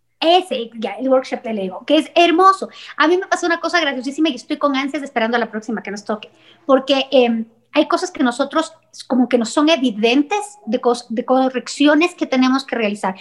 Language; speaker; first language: Spanish; native; Spanish